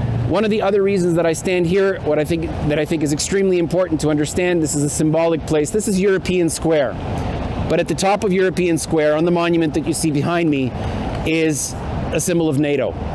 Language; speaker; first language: English; early bilingual, other home language; Ukrainian